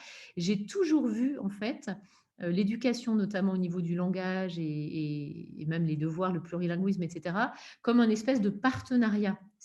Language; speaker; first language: French; native; French